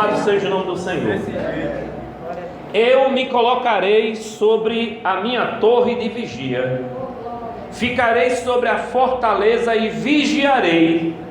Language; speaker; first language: Portuguese; native; Portuguese